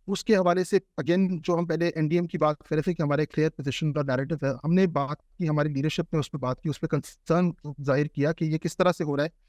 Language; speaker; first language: Urdu; non-native, local second language; Pashto